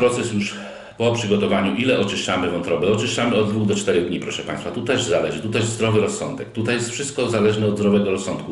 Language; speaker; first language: Polish; native; Polish